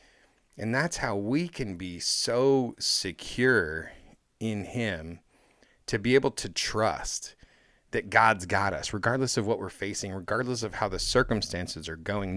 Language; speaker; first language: English; native; English